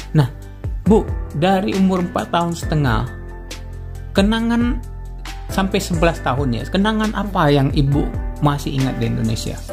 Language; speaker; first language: Indonesian; native; Indonesian